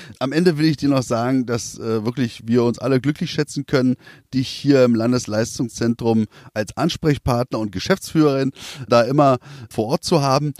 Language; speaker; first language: German; native; German